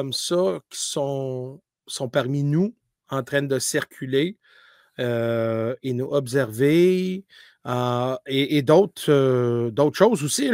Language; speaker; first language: French; native; French